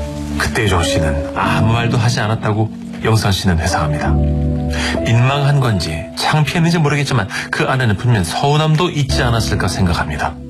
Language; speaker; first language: Korean; native; Korean